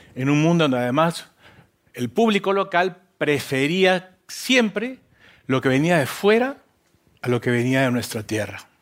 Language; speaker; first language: Spanish; native; Spanish